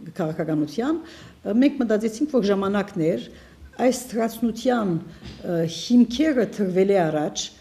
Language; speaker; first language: Armenian; early bilingual, heritage; Armenian